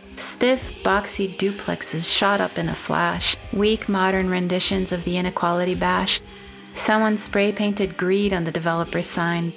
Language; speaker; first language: English; non-native, fluent; Portuguese